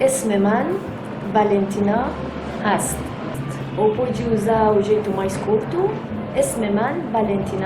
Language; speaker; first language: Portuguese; non-native, fluent; Persian